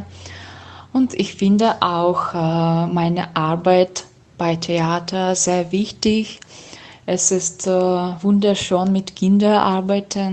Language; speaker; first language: German; non-native, learner; Russian